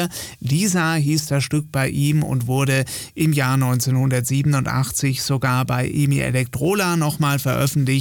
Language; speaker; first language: German; native; German